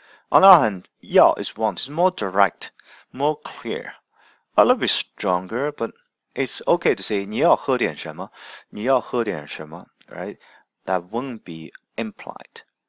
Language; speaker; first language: English; non-native, fluent; Chinese